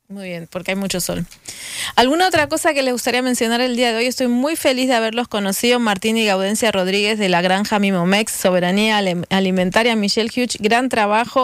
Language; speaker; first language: Spanish; native; Spanish